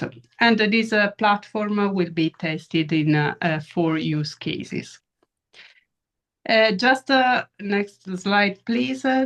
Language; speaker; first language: English; non-native, fluent; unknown